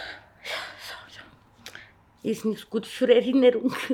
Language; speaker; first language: German; non-native, learner; Romanian